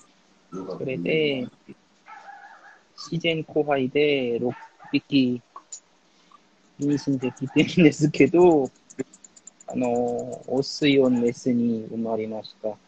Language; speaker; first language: Japanese; non-native, fluent; Korean